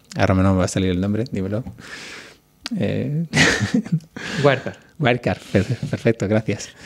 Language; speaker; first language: Spanish; native; Spanish